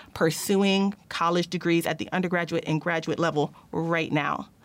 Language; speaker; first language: English; native; English